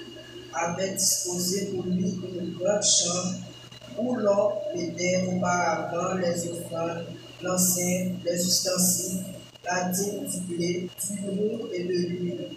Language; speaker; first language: French; non-native, local second language; Haitian Creole